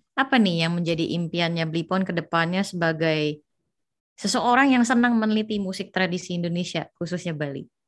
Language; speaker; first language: Indonesian; native; Indonesian